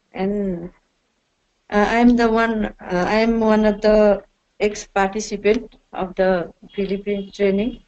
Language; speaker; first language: English; non-native, learner; Nepali